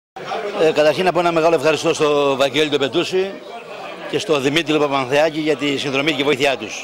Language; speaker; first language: Greek; native; Greek